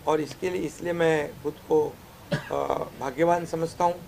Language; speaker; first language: Hindi; non-native, local second language; Marathi